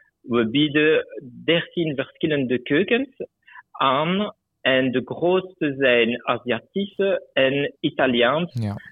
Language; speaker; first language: Dutch; non-native, local second language; French